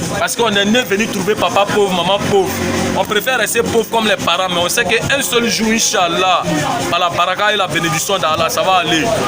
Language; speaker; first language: French; non-native, local second language; Bambara